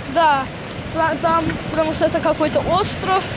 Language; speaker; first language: Russian; early bilingual, heritage; Russian